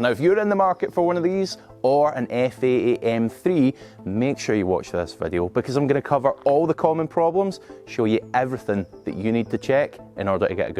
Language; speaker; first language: English; native; English